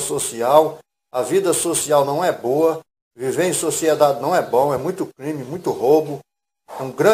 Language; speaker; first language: Portuguese; native; Portuguese